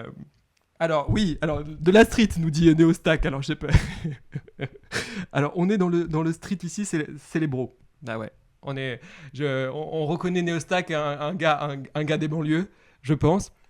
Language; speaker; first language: French; native; French